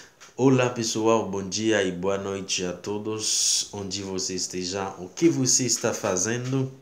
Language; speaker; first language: Portuguese; non-native, learner; Haitian Creole